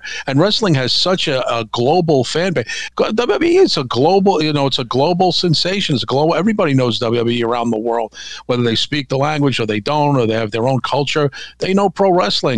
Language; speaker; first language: English; native; English